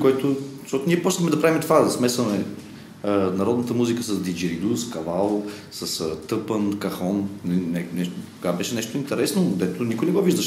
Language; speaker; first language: Bulgarian; native; Bulgarian